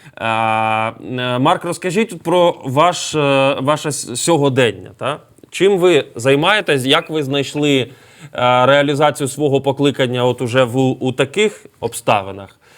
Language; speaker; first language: Ukrainian; native; Ukrainian